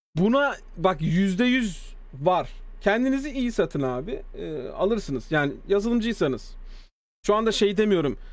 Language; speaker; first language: Turkish; early bilingual, heritage; Turkish